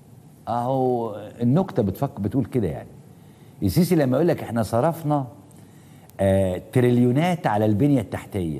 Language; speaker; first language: Arabic; native; Arabic